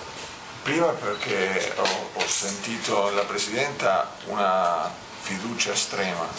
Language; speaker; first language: Italian; non-native, fluent; Spanish